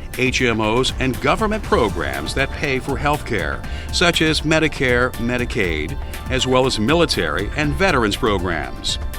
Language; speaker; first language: English; native; English